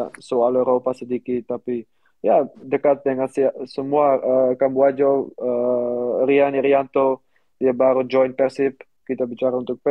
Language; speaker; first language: Indonesian; non-native, learner; Dutch